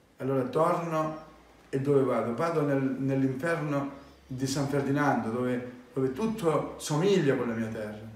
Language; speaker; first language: Italian; native; Italian